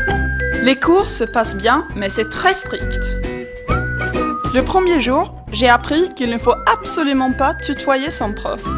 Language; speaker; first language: French; non-native, fluent; Swedish